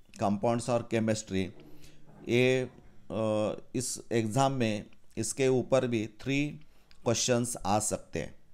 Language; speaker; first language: Hindi; non-native, local second language; Marathi